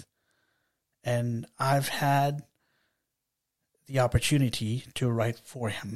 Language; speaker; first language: English; non-native, local second language; Telugu